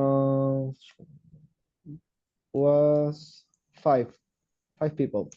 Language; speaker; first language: English; non-native, learner; Spanish